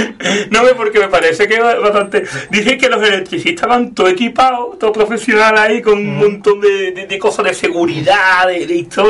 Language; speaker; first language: Spanish; native; Spanish